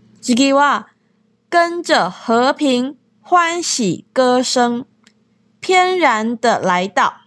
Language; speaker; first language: Japanese; non-native, fluent; Chinese